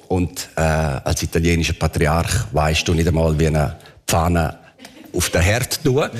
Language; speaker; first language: German; early bilingual, other home language; Italian